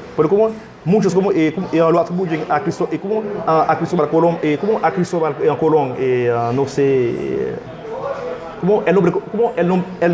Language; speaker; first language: Spanish; non-native, fluent; Haitian Creole